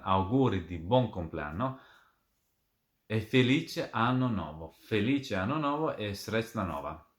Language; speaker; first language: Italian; non-native, fluent; Serbian